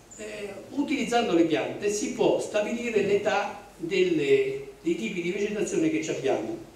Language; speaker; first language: Italian; native; Italian